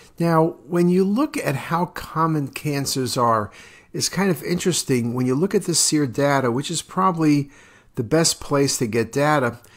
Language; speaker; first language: English; native; English